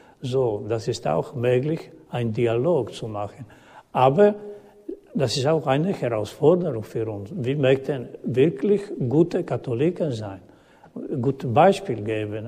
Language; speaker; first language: German; non-native, learner; Croatian